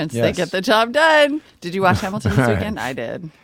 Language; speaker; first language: English; native; English